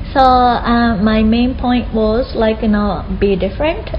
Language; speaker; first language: English; non-native, fluent; Japanese